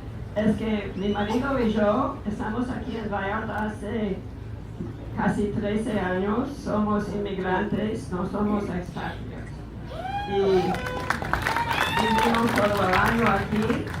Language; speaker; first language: Spanish; non-native, learner; English